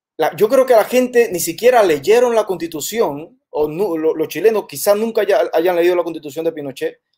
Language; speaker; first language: Spanish; native; Spanish